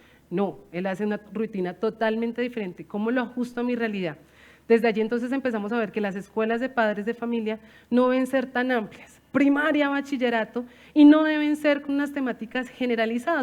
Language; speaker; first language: Spanish; native; Spanish